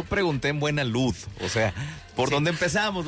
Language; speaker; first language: Spanish; native; Spanish